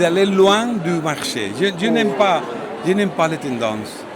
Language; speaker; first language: French; non-native, fluent; Spanish